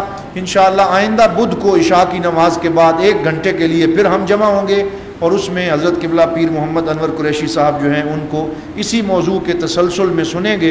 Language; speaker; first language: Urdu; native; Urdu